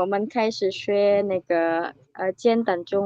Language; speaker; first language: Chinese; non-native, fluent; Indonesian